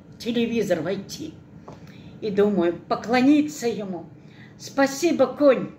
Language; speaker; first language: Russian; non-native, local second language; Tatar